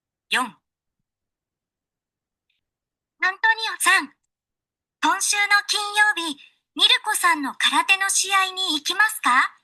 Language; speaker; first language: Japanese; non-native, learner; Sinhala